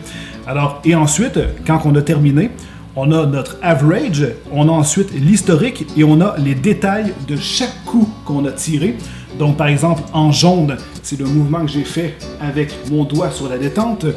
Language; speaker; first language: French; native; French